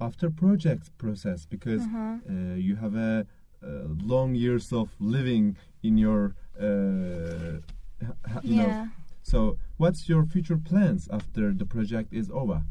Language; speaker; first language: English; non-native, learner; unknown